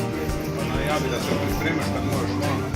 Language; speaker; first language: Croatian; native; Croatian